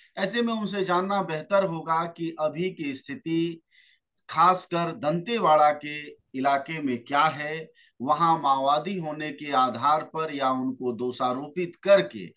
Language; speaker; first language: Hindi; native; Hindi